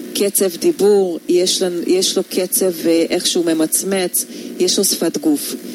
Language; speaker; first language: Hebrew; non-native, fluent; Hungarian